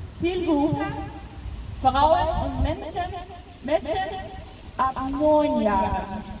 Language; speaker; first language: German; non-native, local second language; Persian